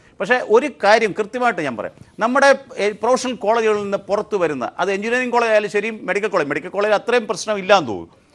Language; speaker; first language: Malayalam; native; Malayalam